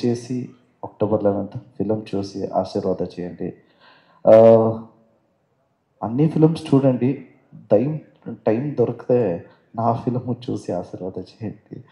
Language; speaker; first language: Telugu; non-native, learner; Kannada